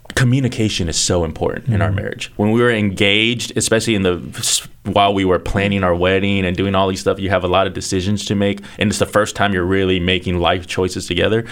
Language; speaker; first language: English; early bilingual, other home language; Chinese